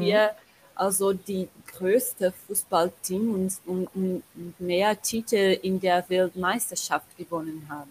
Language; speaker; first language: German; non-native, learner; Portuguese